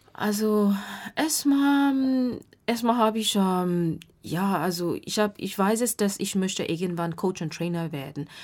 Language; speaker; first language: German; non-native, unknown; Burmese